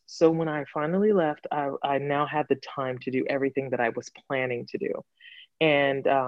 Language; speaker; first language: English; native; English